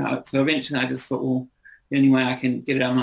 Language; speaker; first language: English; native; English